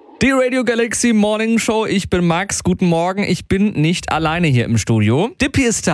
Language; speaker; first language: German; native; German